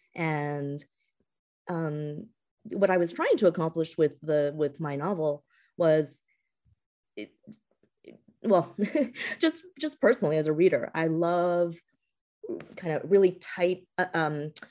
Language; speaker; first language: English; native; English